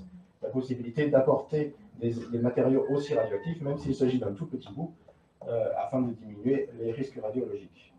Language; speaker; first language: French; native; French